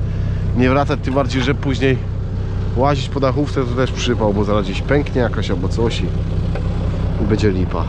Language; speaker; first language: Polish; native; Polish